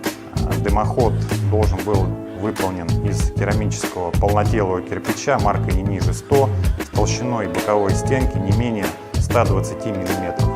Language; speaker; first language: Russian; native; Russian